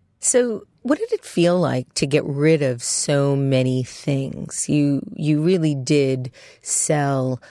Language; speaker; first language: English; native; English